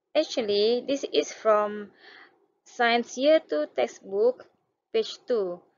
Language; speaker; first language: English; non-native, local second language; Malay